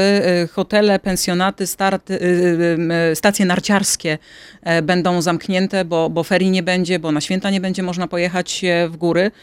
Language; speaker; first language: Polish; native; Polish